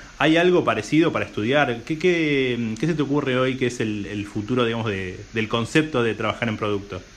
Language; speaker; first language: Spanish; native; Spanish